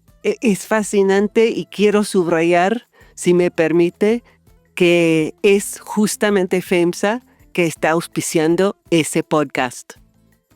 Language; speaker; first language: Spanish; non-native, fluent; English